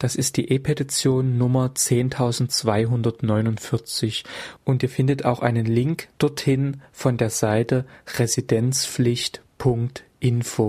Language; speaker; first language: German; native; German